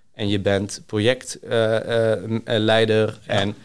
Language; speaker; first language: Dutch; early bilingual, other home language; Greek